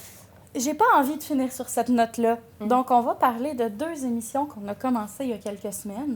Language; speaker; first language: French; native; French